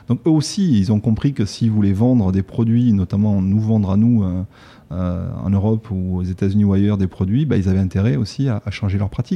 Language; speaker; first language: French; native; French